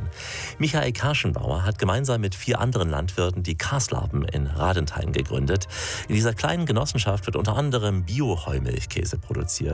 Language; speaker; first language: German; native; German